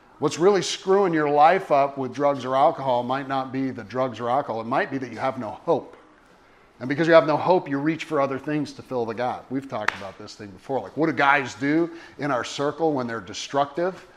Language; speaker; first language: English; native; English